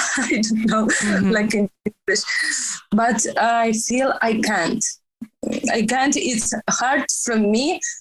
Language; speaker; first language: English; non-native, learner; Ukrainian